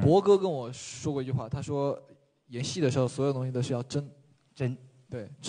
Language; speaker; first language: Chinese; native; Chinese